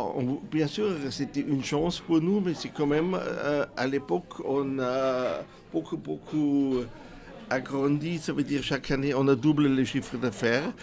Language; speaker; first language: French; non-native, fluent; German